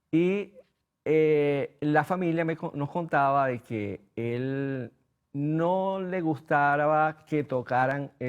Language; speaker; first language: Spanish; native; Spanish